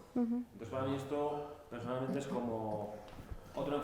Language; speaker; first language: Spanish; native; Spanish